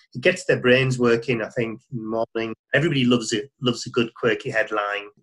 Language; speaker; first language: English; native; English